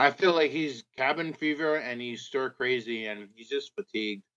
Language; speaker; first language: English; native; English